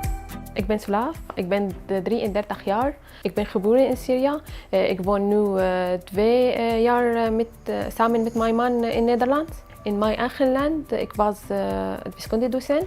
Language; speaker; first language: Dutch; non-native, learner; Arabic